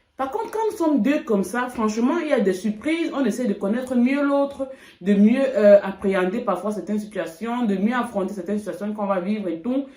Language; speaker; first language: French; native; French